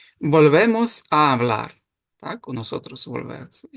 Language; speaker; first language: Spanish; non-native, fluent; Ukrainian